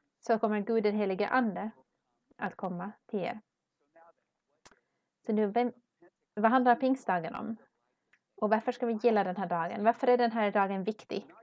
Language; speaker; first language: Swedish; non-native, learner; English